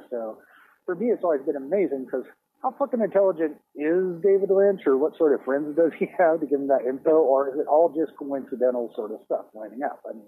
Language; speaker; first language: English; native; English